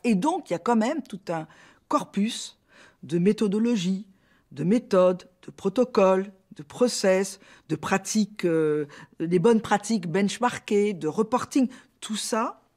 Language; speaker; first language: French; native; French